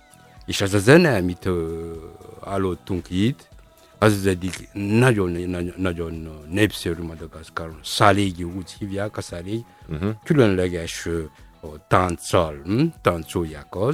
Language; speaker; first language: Hungarian; non-native, fluent; Malagasy